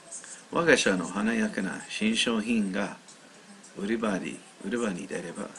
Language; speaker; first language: Japanese; non-native, learner; English